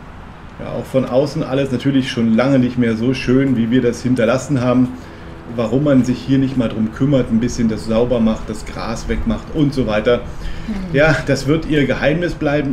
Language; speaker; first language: German; native; German